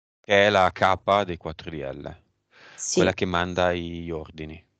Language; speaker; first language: Italian; native; Italian